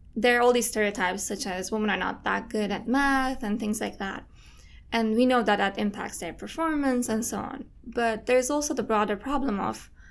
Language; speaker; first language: English; non-native, fluent; Turkish